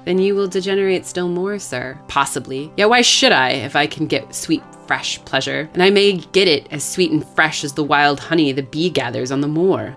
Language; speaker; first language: English; native; English